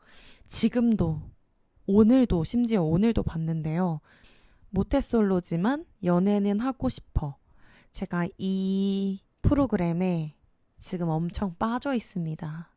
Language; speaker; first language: Korean; native; Korean